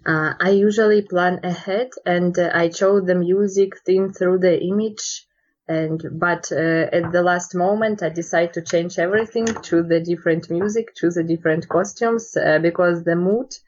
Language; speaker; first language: English; non-native, learner; Russian